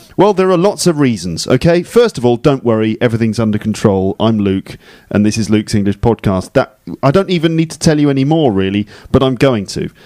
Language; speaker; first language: English; native; English